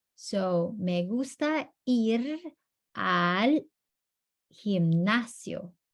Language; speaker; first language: Spanish; non-native, fluent; Filipino